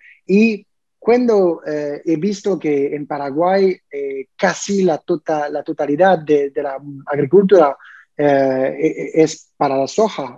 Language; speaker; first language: Spanish; non-native, learner; French